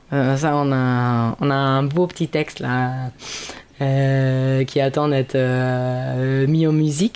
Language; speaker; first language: French; non-native, fluent; German